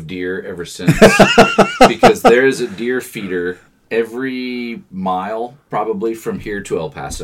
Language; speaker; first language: English; native; English